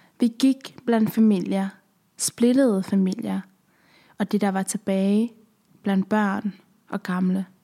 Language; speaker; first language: Danish; early bilingual, other home language; Persian